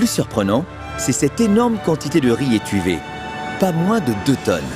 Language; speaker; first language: French; native; French